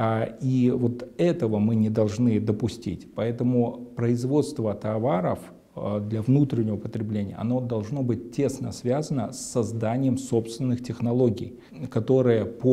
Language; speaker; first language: Russian; native; Russian